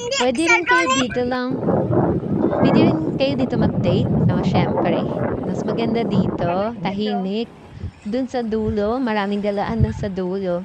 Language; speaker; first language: Filipino; non-native, local second language; Hiligaynon